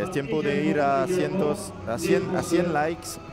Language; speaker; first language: Spanish; non-native, learner; French